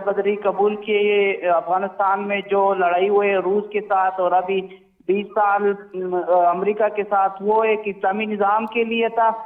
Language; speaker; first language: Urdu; non-native, fluent; Pashto